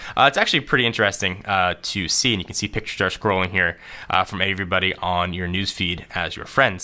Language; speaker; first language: English; native; English